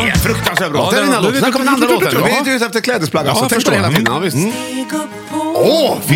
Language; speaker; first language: Swedish; native; Swedish